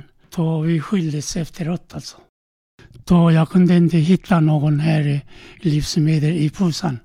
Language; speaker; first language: Swedish; non-native, learner; Korean